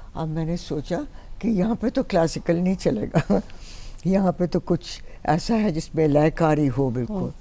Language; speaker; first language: Hindi; native; Hindi